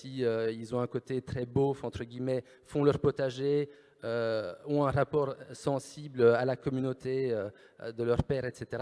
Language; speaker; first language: French; native; French